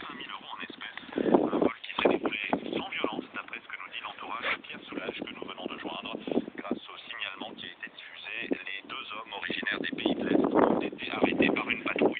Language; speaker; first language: French; native; French